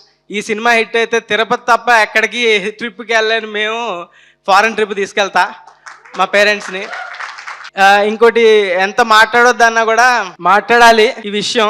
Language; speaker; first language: Telugu; native; Telugu